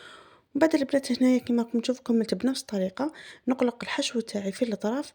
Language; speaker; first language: Arabic; native; Arabic